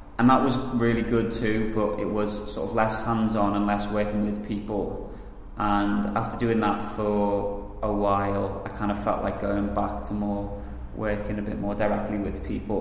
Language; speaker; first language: English; native; English